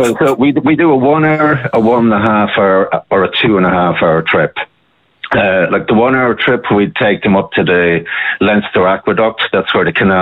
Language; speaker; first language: English; native; English